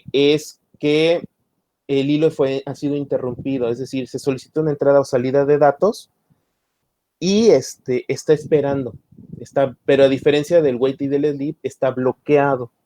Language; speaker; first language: Spanish; native; Spanish